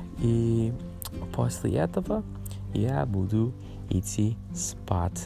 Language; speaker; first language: Russian; non-native, learner; English